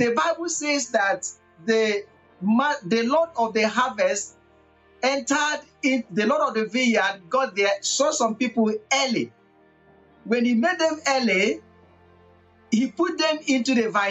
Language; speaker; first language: English; non-native, local second language; Igbo